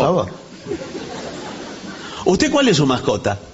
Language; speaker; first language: Spanish; native; Spanish